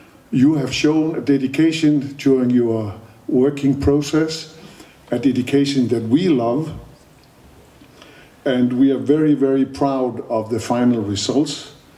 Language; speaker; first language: English; non-native, fluent; Danish